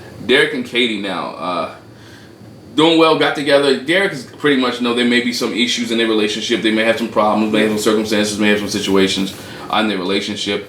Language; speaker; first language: English; native; English